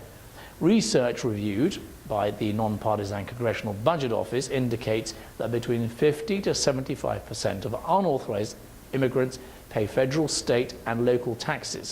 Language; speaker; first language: English; native; English